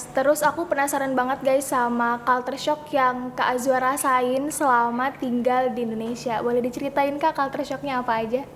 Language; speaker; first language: Indonesian; native; Indonesian